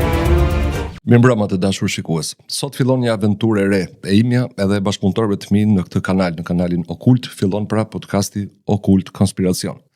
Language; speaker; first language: Albanian; native; Albanian